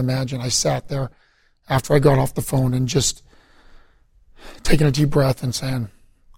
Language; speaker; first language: English; native; English